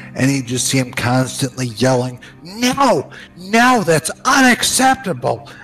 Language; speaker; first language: English; native; English